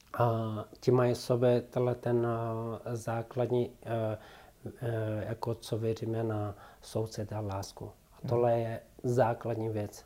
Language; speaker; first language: Czech; non-native, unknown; Tibetan